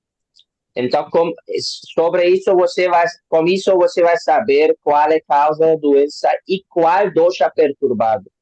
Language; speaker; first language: Portuguese; non-native, learner; Hindi